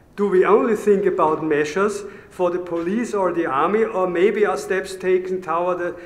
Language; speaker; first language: English; non-native, fluent; German